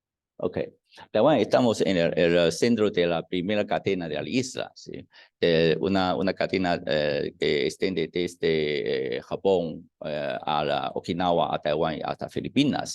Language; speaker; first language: Spanish; non-native, fluent; Chinese